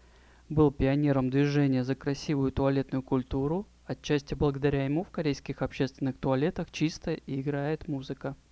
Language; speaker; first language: Russian; native; Russian